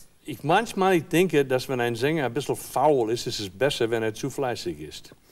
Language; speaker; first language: German; non-native, fluent; English